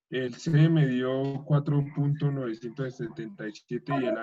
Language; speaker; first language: Spanish; native; Spanish